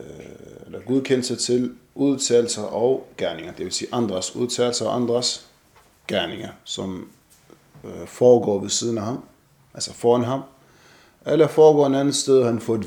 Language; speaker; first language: Danish; non-native, fluent; Arabic